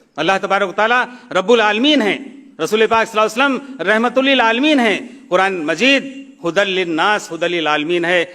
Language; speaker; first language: Urdu; native; Urdu